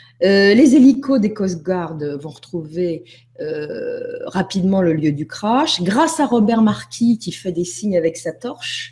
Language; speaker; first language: French; native; French